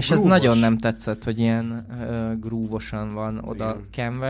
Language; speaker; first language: Hungarian; native; Hungarian